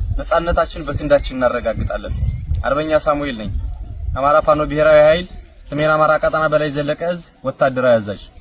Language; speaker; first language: Amharic; native; Amharic